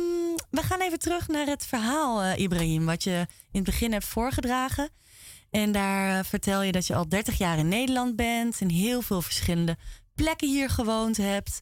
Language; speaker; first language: Dutch; native; Dutch